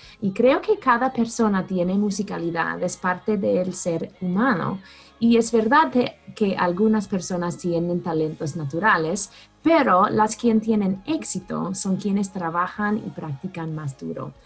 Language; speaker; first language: Spanish; non-native, fluent; English